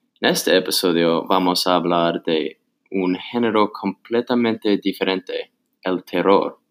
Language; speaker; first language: Spanish; non-native, learner; English